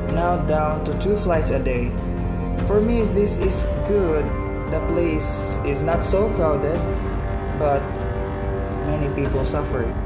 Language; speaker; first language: English; non-native, local second language; Cebuano